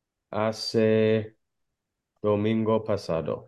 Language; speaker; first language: Spanish; non-native, learner; English